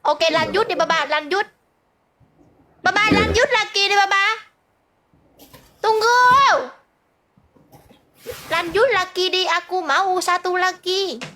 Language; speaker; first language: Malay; non-native, learner; Vietnamese